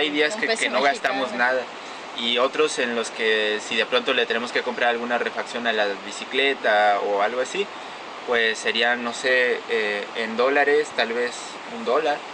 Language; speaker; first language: Spanish; native; Spanish